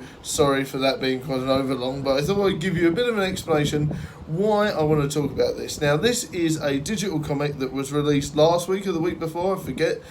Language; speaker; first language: English; native; English